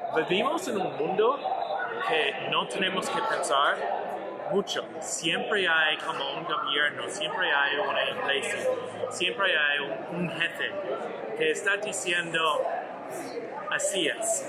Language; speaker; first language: Spanish; non-native, learner; English